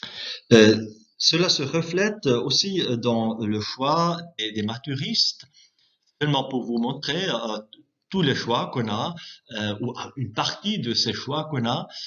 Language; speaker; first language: French; non-native, local second language; German